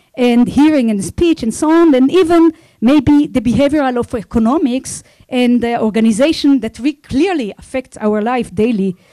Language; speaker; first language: English; non-native, fluent; Hebrew